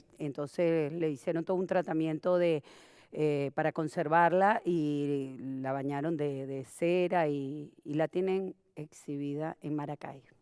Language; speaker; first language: Spanish; native; Spanish